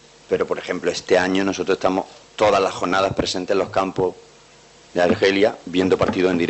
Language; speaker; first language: Spanish; native; Spanish